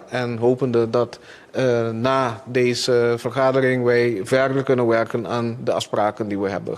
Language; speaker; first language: Dutch; non-native, local second language; Papiamento